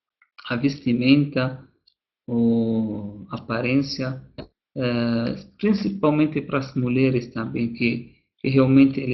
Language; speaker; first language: Portuguese; non-native, fluent; Arabic